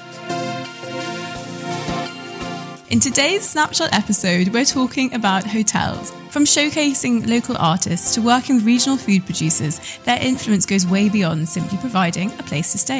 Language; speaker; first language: English; native; English